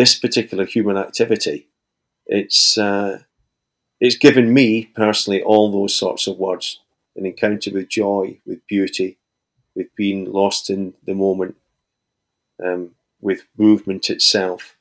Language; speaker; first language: English; native; English